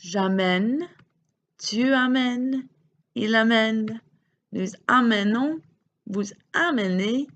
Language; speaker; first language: French; non-native, fluent; English